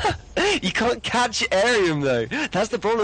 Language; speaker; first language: English; native; English